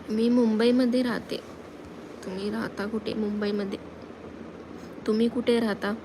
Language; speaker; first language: Hindi; non-native, local second language; Marathi